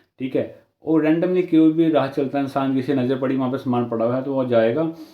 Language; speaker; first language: Hindi; native; Hindi